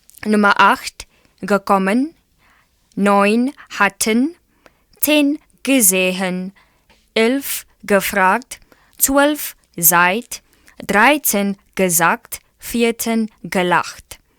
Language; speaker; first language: German; non-native, learner; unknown